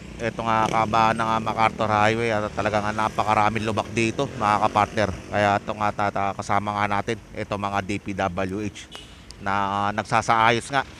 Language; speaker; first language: Filipino; native; Filipino